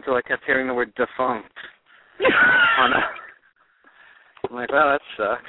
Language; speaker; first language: English; native; English